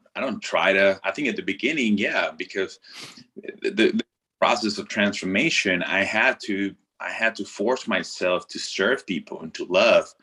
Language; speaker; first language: English; non-native, fluent; Spanish